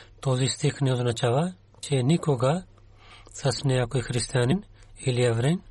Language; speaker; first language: Bulgarian; non-native, learner; Urdu